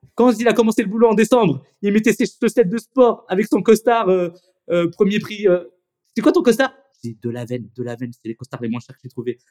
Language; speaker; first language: French; native; French